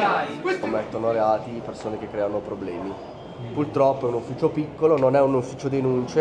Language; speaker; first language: Italian; native; Italian